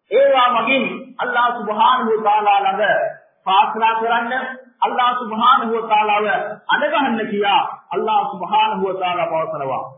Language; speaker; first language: Sinhala; non-native, local second language; Tamil